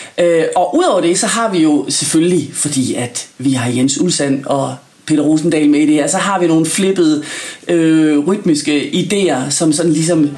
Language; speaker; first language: Danish; native; Danish